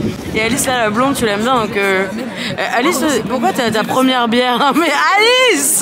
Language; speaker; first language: French; native; French